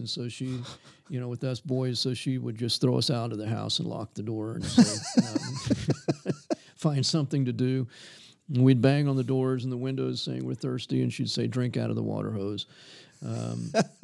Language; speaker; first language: English; native; English